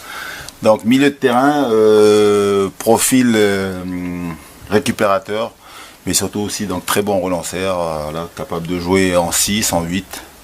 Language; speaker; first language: French; native; French